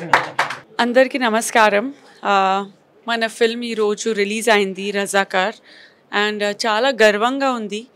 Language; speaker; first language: Telugu; non-native, fluent; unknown